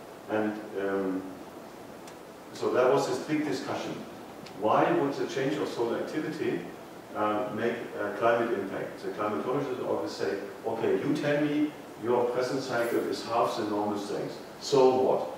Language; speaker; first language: English; non-native, fluent; German